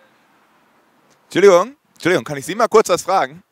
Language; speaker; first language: German; native; German